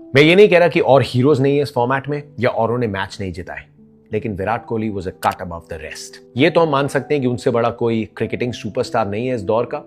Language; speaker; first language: Hindi; native; Hindi